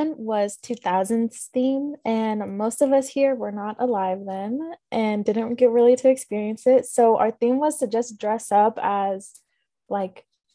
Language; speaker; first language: English; native; English